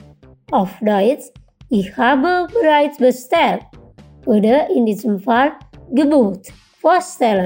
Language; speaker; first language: German; non-native, fluent; Indonesian